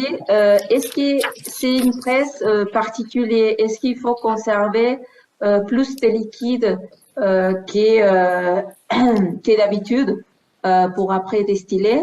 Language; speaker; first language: French; non-native, fluent; Spanish